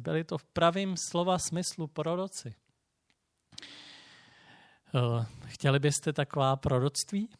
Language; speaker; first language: Czech; native; Czech